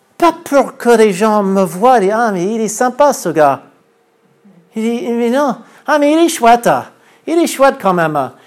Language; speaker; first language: French; non-native, fluent; English